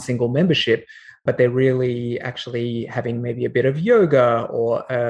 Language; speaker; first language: English; native; English